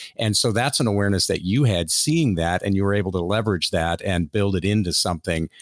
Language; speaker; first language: English; native; English